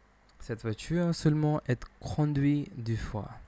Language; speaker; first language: French; non-native, learner; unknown